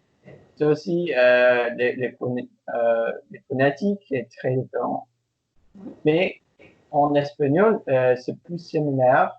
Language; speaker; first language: French; non-native, learner; English